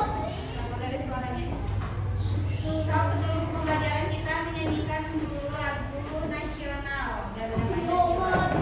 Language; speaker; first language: Indonesian; native; Indonesian